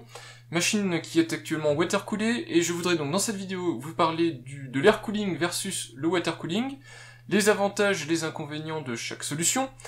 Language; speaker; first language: French; native; French